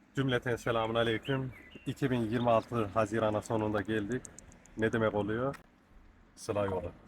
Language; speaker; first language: Turkish; early bilingual, heritage; Turkish